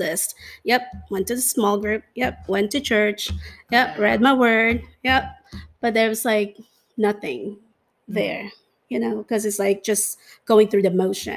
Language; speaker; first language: English; non-native, local second language; Filipino